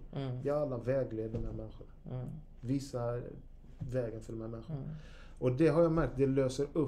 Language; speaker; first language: Swedish; native; Swedish